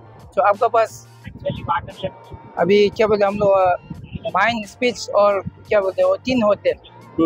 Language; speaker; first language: Hindi; non-native, local second language; Tibetan